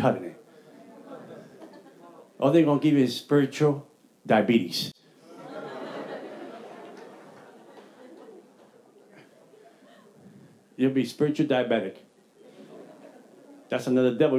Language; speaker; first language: English; native; English